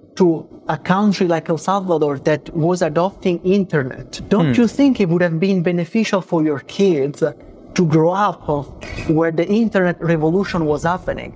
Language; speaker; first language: English; non-native, fluent; Italian